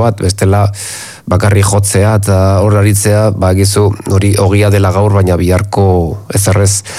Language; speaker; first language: Basque; native; Basque